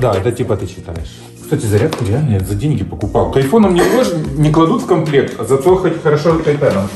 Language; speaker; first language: Russian; native; Russian